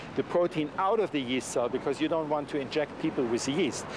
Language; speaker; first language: English; non-native, fluent; German